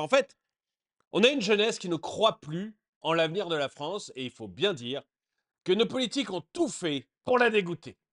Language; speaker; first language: French; native; French